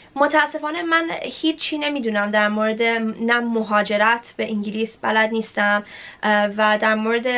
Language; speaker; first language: Persian; early bilingual, heritage; Persian